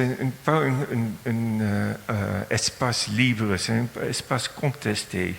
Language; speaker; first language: French; non-native, fluent; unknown